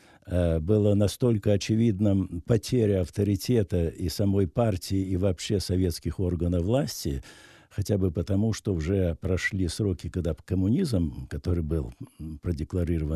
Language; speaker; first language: Russian; native; Russian